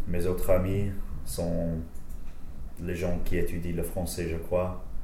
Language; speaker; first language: French; non-native, fluent; English